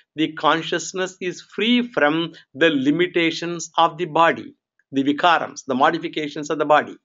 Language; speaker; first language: English; non-native, local second language; Tamil